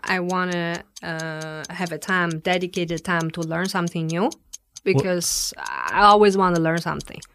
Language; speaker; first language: English; non-native, fluent; Chinese